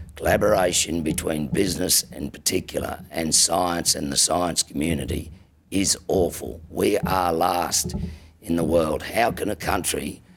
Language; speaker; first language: English; native; English